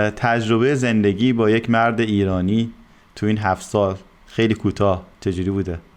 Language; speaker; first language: Persian; native; Persian